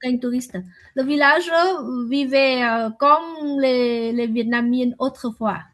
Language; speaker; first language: French; non-native, learner; Vietnamese